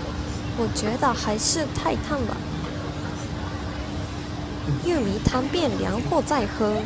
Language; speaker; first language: Chinese; non-native, learner; Japanese